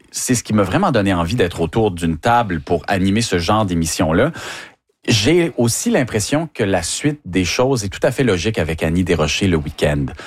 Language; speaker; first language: French; native; French